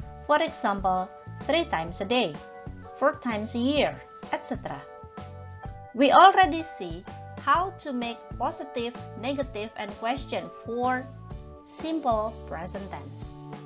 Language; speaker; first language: English; non-native, fluent; Indonesian